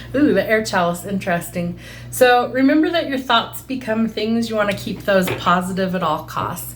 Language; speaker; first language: English; native; English